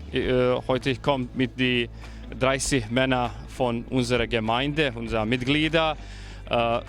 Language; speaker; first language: German; non-native, learner; Bosnian